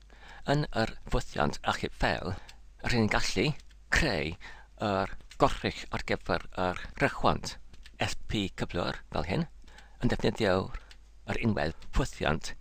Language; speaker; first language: Welsh; non-native, learner; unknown